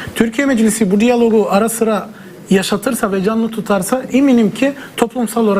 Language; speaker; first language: Turkish; non-native, fluent; Arabic